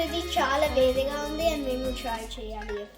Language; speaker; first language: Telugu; early bilingual, heritage; Telugu